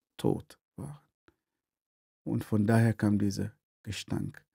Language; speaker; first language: German; non-native, fluent; Arabic